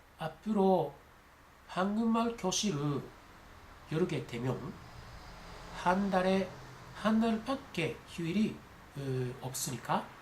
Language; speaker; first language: Korean; non-native, learner; Japanese